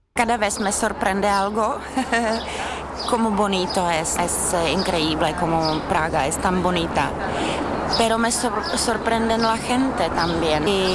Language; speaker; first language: Spanish; non-native, fluent; Czech